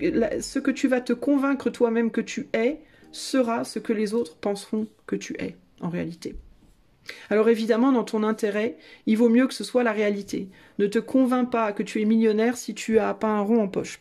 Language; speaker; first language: French; native; French